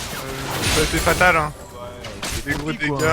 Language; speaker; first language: French; native; French